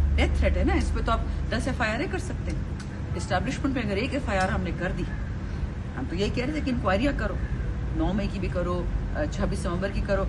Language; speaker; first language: Urdu; non-native, local second language; Pashto